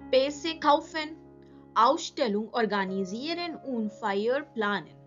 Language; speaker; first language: German; non-native, fluent; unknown